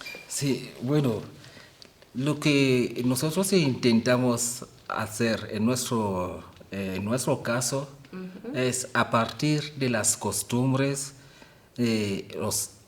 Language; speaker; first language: Spanish; non-native, fluent; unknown